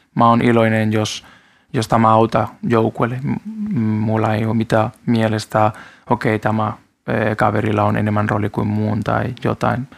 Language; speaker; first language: Finnish; non-native, learner; Spanish